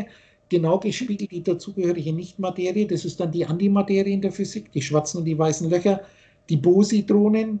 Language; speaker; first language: German; native; German